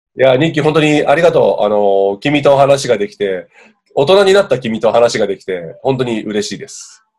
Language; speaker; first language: Japanese; native; Japanese